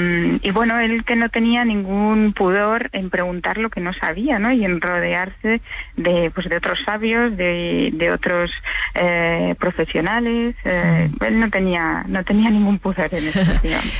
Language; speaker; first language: Spanish; native; Spanish